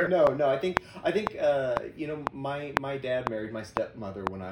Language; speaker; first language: English; native; English